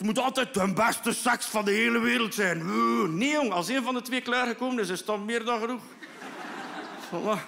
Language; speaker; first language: Dutch; native; Dutch